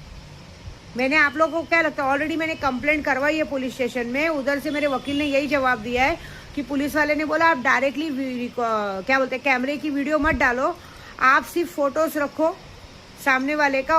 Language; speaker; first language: Hindi; native; Hindi